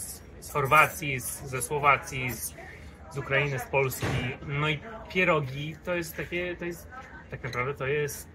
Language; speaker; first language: Polish; early bilingual, heritage; English